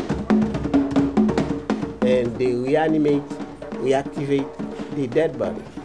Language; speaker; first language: English; non-native, fluent; Haitian Creole